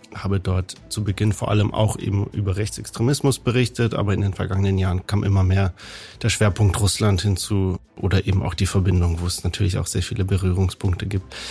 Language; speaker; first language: German; native; German